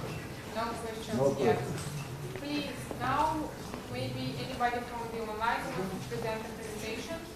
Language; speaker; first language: English; non-native, fluent; Romanian